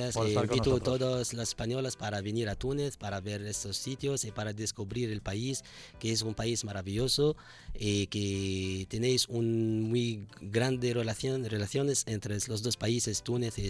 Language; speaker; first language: Spanish; non-native, fluent; Arabic